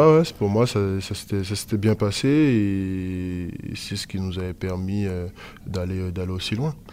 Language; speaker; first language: French; native; French